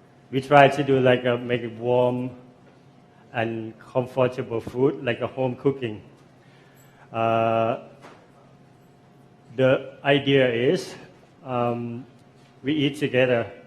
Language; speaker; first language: English; non-native, fluent; Thai